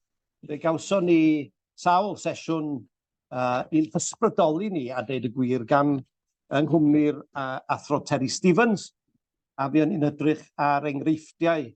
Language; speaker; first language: Welsh; native; Welsh